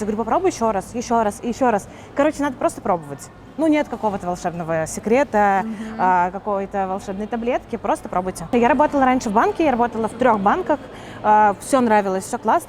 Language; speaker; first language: Russian; native; Russian